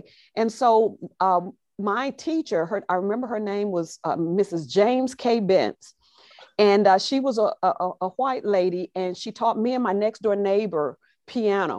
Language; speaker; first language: English; native; English